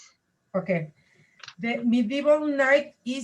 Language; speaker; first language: English; non-native, learner; Spanish